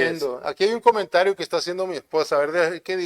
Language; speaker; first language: Spanish; native; Spanish